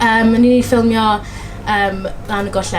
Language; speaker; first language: Welsh; non-native, local second language; English